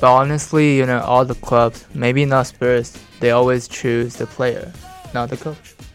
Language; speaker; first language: English; non-native, fluent; Chinese